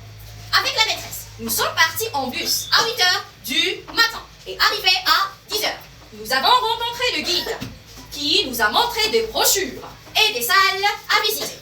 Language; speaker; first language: French; non-native, local second language; Arabic